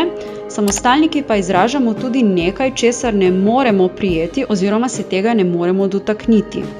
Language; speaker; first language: Slovenian; native; Slovenian